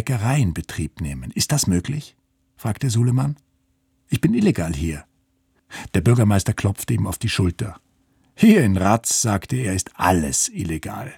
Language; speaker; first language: German; native; German